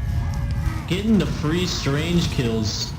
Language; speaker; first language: English; native; English